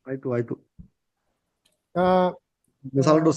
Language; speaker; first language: Kannada; non-native, learner; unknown